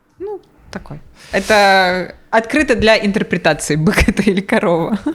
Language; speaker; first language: Russian; native; Russian